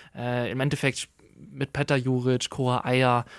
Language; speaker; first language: German; native; German